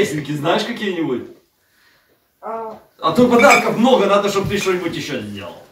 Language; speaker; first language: Russian; native; Russian